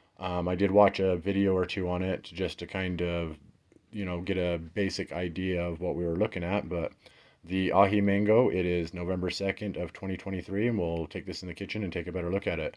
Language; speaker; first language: English; native; English